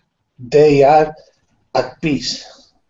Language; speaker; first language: English; non-native, learner; Spanish